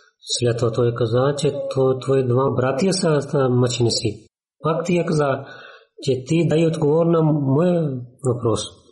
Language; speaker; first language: Bulgarian; non-native, learner; Urdu